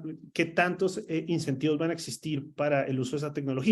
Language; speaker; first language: Spanish; native; Spanish